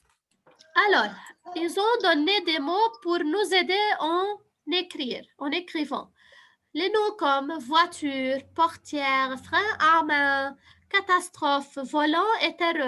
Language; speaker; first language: French; non-native, fluent; Arabic